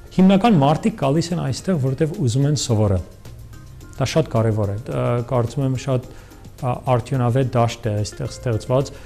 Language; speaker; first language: Armenian; early bilingual, heritage; Armenian